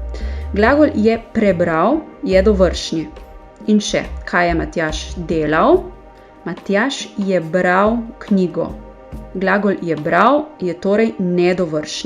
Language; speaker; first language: Slovenian; native; Slovenian